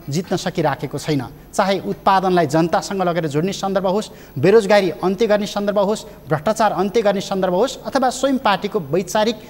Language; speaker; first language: Nepali; native; Nepali